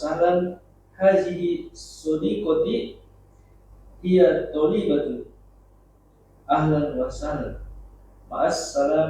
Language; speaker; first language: Arabic; non-native, learner; Indonesian